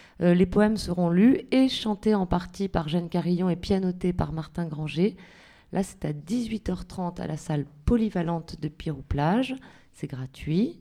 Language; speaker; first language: French; native; French